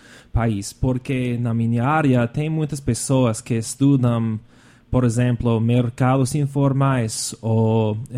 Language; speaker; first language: Portuguese; non-native, fluent; English